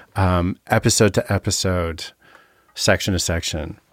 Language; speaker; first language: English; native; English